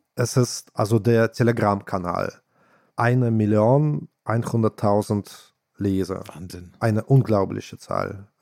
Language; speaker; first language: German; non-native, fluent; Russian